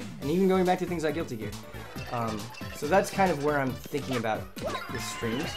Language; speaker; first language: English; native; English